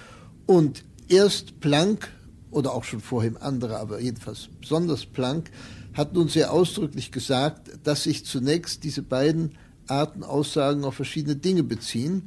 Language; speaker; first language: German; native; German